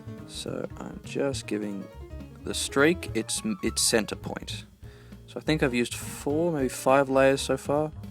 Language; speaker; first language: English; native; English